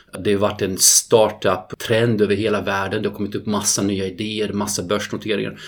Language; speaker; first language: Swedish; non-native, fluent; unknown